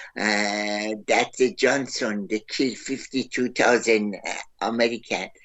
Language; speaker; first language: English; non-native, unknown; Persian